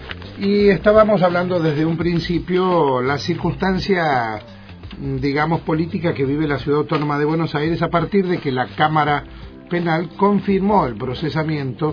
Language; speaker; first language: Spanish; native; Spanish